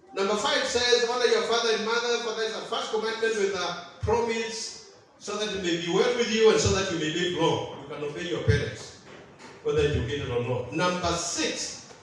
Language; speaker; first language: English; non-native, local second language; Swahili